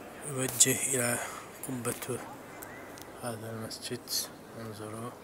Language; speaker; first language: Arabic; non-native, fluent; Turkish